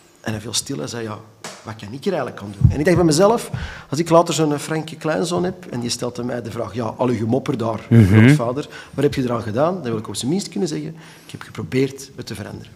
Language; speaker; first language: Dutch; native; Dutch